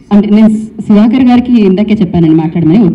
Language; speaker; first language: Telugu; native; Telugu